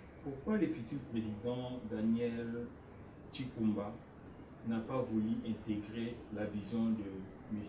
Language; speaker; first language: French; non-native, local second language; Lingala